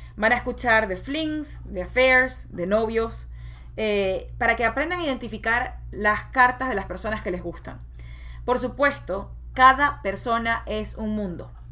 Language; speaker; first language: Spanish; native; Spanish